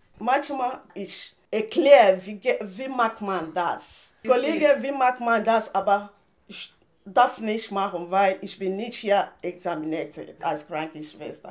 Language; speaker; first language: German; non-native, learner; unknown